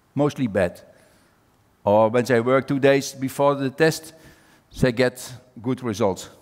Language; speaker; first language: English; non-native, fluent; Dutch